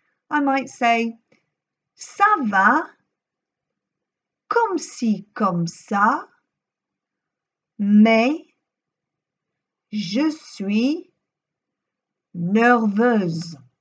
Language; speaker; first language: French; non-native, fluent; English